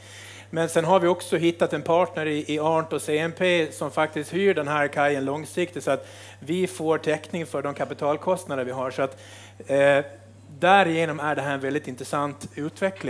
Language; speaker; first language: Swedish; native; Swedish